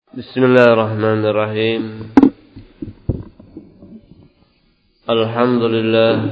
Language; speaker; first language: Arabic; non-native, fluent; Indonesian